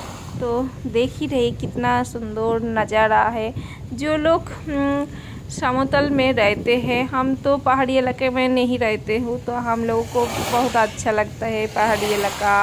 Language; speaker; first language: Hindi; non-native, local second language; Bangla